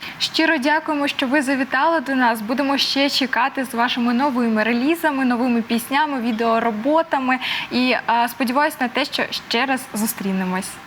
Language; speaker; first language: Ukrainian; native; Ukrainian